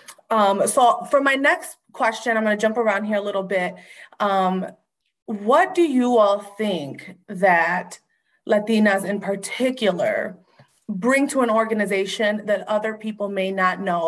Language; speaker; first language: English; early bilingual, other home language; Spanish